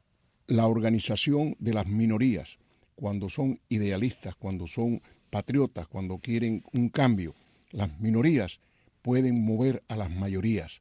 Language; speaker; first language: Spanish; native; Spanish